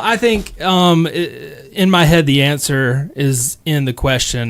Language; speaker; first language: English; native; English